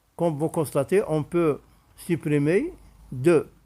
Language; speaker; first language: French; non-native, local second language; Arabic